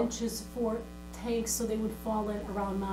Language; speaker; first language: English; early bilingual, heritage; Polish